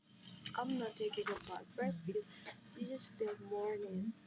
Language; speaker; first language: English; non-native, learner; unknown